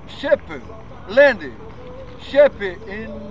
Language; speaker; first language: English; non-native, learner; Portuguese